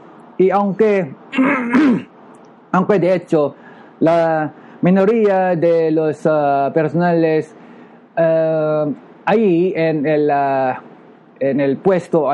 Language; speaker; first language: Spanish; non-native, learner; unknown